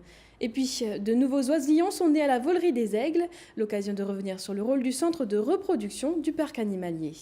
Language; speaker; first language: French; native; French